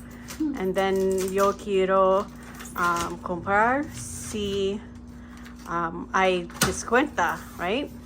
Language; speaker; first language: Spanish; non-native, learner; English